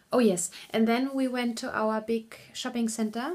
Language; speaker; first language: English; non-native, fluent; German